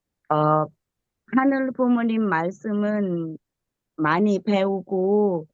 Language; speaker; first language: Korean; non-native, learner; Thai